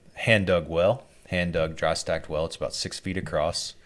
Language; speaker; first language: English; native; English